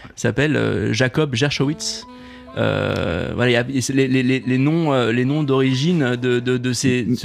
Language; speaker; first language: French; native; French